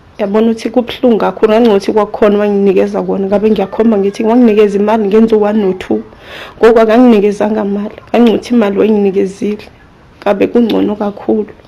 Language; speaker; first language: Zulu; native; Zulu